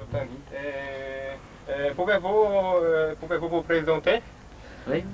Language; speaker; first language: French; non-native, learner; Polish